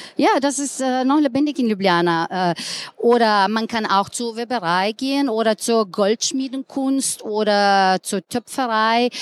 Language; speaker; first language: German; non-native, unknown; Slovenian